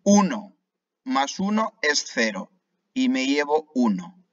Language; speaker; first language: Spanish; native; Spanish